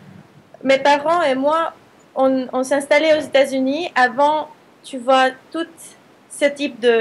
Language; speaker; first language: French; non-native, fluent; Spanish